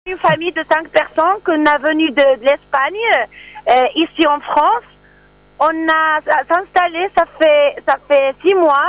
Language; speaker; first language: French; non-native, learner; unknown